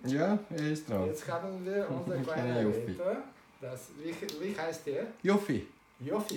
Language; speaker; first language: German; non-native, learner; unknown